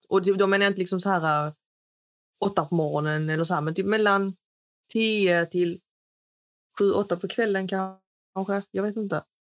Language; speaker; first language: Swedish; non-native, fluent; Arabic